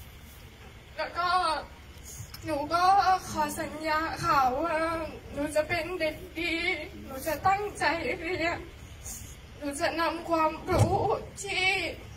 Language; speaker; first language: Thai; non-native, local second language; Hmong